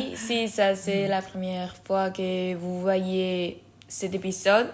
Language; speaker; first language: French; non-native, learner; Spanish